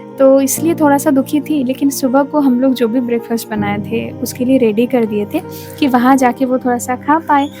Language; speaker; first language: Hindi; non-native, local second language; Bangla